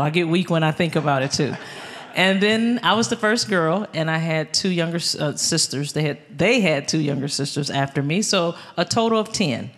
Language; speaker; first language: English; native; English